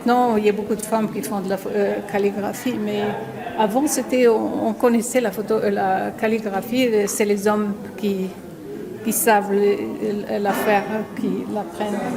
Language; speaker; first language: French; non-native, local second language; Arabic